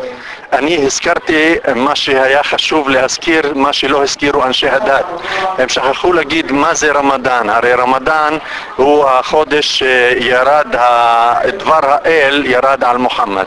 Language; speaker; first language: Hebrew; non-native, local second language; Arabic